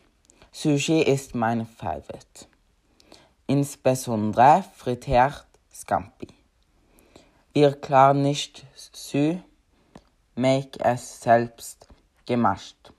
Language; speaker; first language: German; non-native, learner; Norwegian